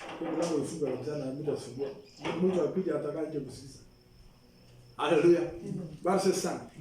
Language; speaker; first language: Swahili; non-native, local second language; Masai